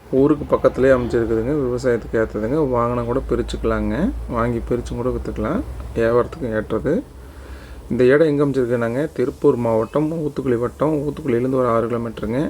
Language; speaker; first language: Tamil; native; Tamil